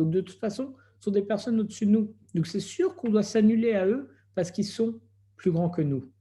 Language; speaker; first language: French; native; French